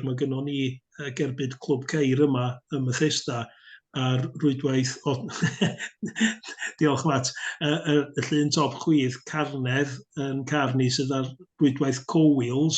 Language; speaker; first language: Welsh; native; Welsh